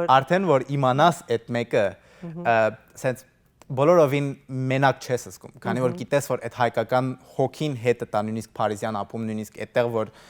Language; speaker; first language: Armenian; early bilingual, heritage; Armenian